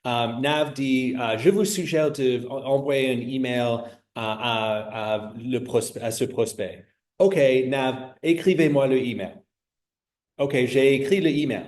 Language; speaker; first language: French; non-native, fluent; English